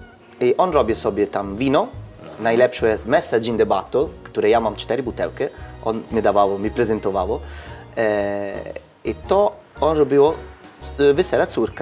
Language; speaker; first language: Polish; non-native, learner; Italian